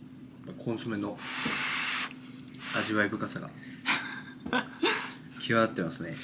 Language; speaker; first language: Japanese; native; Japanese